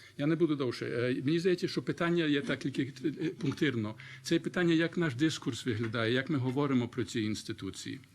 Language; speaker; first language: Ukrainian; early bilingual, heritage; Ukrainian